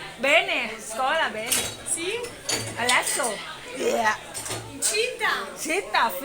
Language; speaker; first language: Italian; non-native, learner; Thai